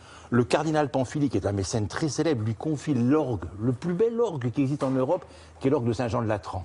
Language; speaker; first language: French; native; French